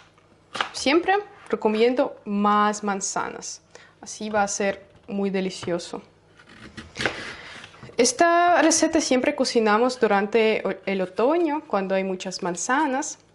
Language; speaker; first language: Spanish; non-native, learner; Russian